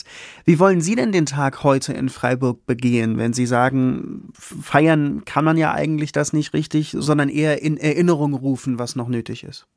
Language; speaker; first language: German; native; German